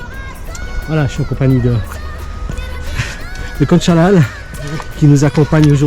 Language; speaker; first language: French; native; French